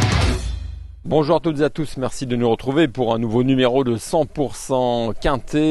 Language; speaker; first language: French; native; French